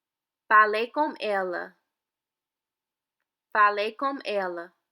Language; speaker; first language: Portuguese; non-native, fluent; English